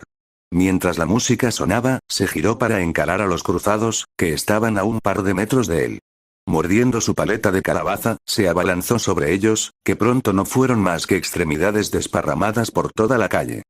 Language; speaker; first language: Spanish; native; Spanish